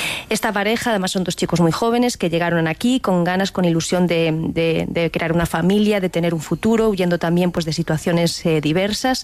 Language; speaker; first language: Spanish; native; Spanish